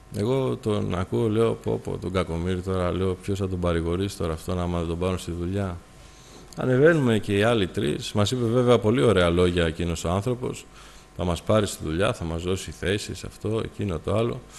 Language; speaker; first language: Greek; native; Greek